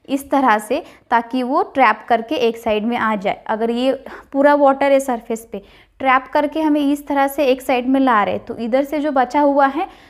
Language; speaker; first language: Hindi; non-native, local second language; Marathi